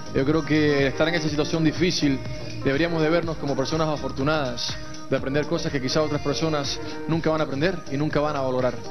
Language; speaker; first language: Spanish; native; Spanish